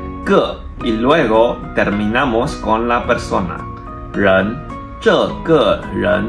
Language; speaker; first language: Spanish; non-native, fluent; Chinese